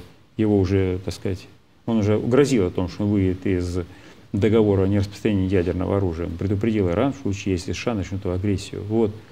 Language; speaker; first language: Russian; native; Russian